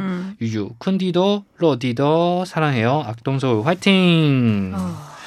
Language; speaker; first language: Korean; non-native, learner; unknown